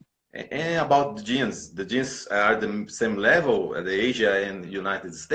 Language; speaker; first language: English; non-native, learner; Portuguese